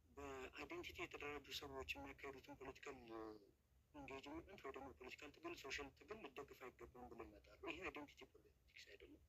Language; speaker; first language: Amharic; native; Amharic